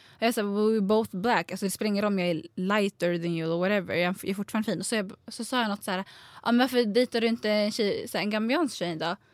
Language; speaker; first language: Swedish; early bilingual, other home language; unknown